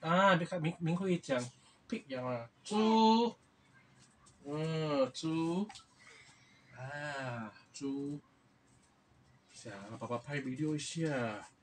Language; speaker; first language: English; non-native, local second language; Chinese